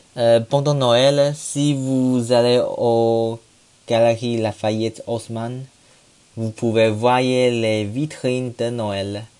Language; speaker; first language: French; non-native, learner; Chinese